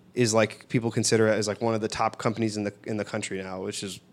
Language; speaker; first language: English; native; English